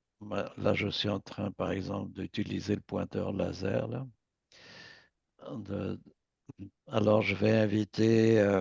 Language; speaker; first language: French; native; French